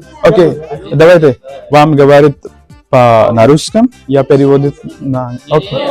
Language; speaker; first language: Russian; non-native, learner; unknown